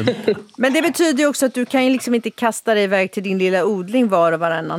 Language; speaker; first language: Swedish; native; Swedish